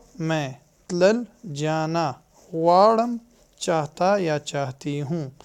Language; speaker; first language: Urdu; non-native, local second language; Pashto